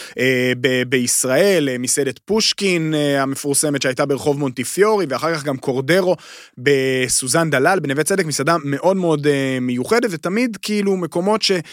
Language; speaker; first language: Hebrew; native; Hebrew